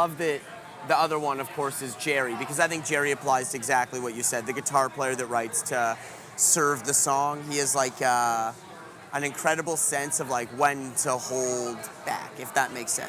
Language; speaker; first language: English; native; English